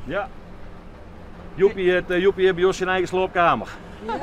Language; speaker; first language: Dutch; native; Dutch